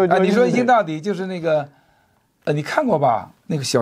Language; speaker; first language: Chinese; native; Chinese